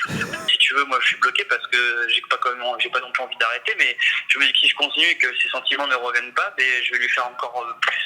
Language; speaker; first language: French; native; French